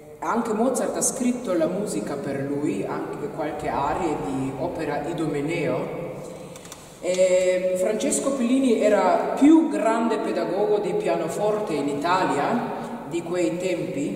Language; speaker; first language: Italian; non-native, fluent; Slovenian